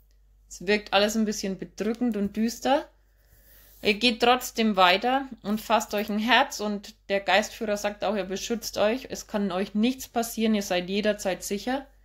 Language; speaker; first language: German; native; German